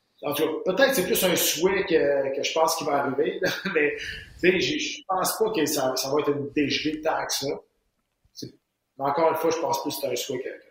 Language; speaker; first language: French; native; French